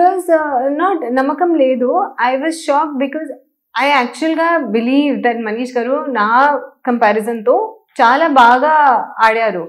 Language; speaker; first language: Telugu; non-native, learner; Hindi